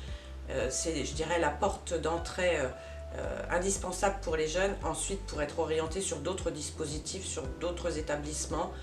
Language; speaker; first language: French; native; French